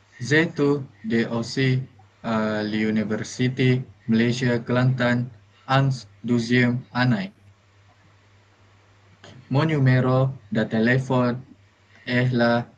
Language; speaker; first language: French; non-native, learner; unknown